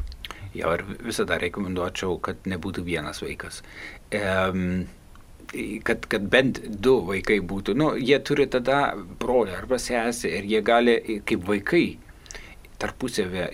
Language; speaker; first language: Lithuanian; non-native, fluent; German